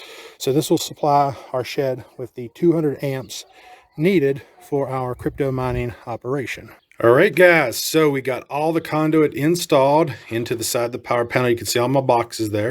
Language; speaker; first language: English; native; English